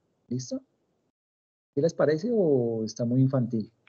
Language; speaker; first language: Spanish; native; Spanish